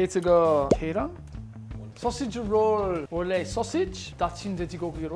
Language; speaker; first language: Korean; non-native, learner; English